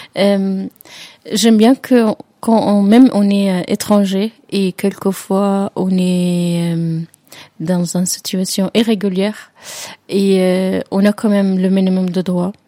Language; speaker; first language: French; non-native, fluent; Arabic